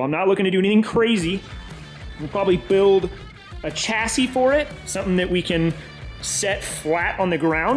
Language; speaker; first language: English; native; English